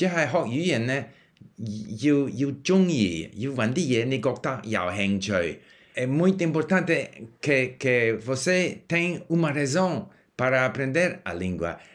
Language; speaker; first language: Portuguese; non-native, learner; English